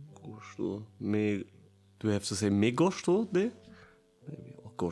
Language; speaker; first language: Portuguese; non-native, learner; Italian